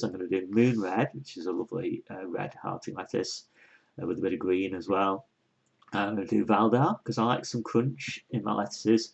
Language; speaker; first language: English; native; English